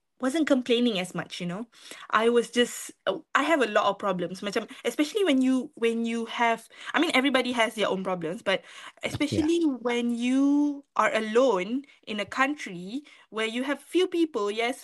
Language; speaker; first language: English; non-native, local second language; Malay